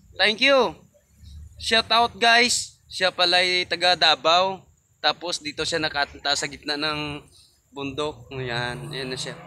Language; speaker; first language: Filipino; non-native, local second language; Cebuano